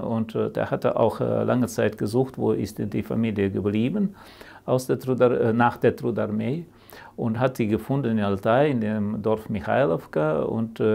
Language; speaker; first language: German; early bilingual, heritage; German